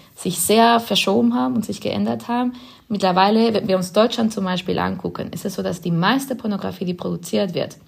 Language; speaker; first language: German; non-native, fluent; Spanish